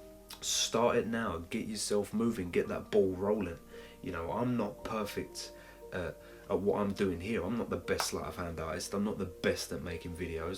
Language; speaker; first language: English; native; English